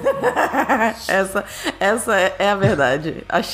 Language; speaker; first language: Portuguese; native; Portuguese